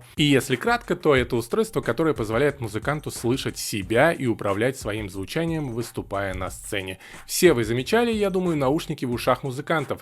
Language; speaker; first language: Russian; native; Russian